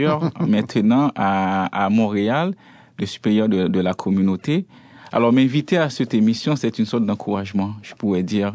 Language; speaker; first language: French; non-native, local second language; Haitian Creole